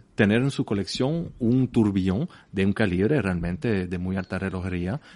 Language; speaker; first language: Spanish; non-native, fluent; French